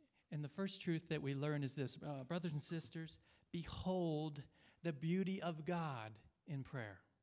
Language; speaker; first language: English; native; English